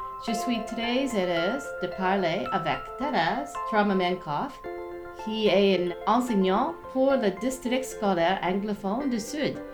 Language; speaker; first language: French; non-native, learner; English